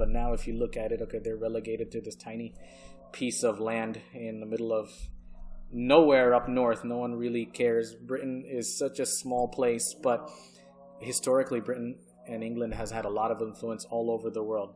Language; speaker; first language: English; early bilingual, other home language; Bangla